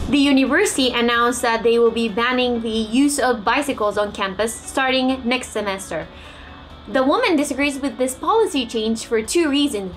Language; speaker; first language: English; non-native, fluent; Japanese